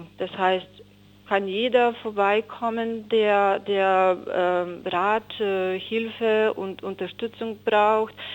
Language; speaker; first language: German; non-native, fluent; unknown